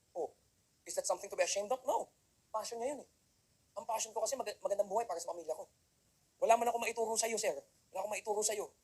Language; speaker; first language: Filipino; native; Filipino